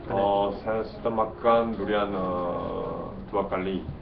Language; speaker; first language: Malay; non-native, learner; Korean